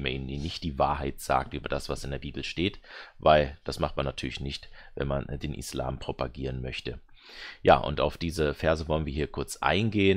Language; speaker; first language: German; native; German